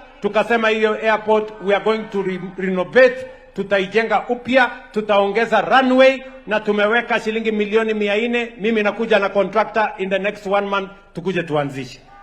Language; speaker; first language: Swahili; non-native, local second language; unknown